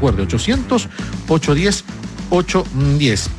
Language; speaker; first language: Spanish; native; Spanish